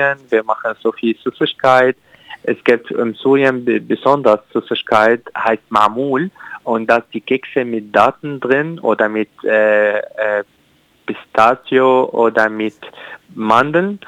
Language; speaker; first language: German; non-native, learner; Arabic